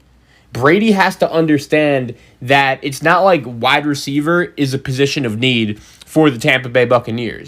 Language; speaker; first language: English; native; English